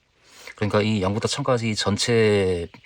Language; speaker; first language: Korean; native; Korean